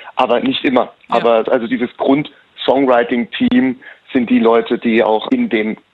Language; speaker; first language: German; native; German